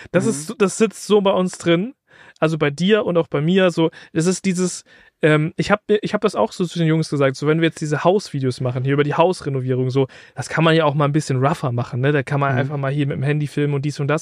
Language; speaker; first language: German; native; German